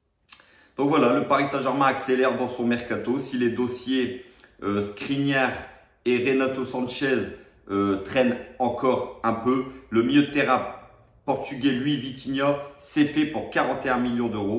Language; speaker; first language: French; native; French